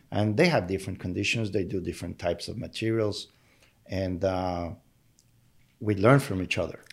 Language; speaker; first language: English; non-native, fluent; Spanish